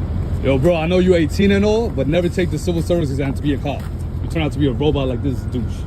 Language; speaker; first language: English; native; English